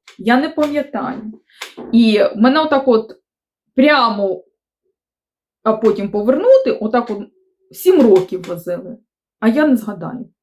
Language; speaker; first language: Ukrainian; native; Ukrainian